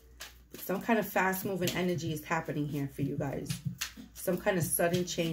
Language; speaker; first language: English; native; English